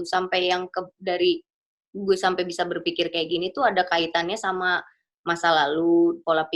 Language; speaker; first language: Indonesian; native; Indonesian